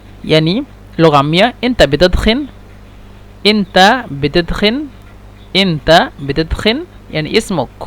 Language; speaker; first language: Arabic; non-native, fluent; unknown